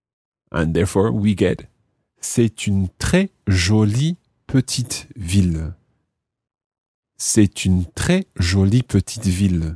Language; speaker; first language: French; non-native, fluent; English